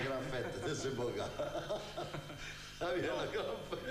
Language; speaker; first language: French; non-native, fluent; Italian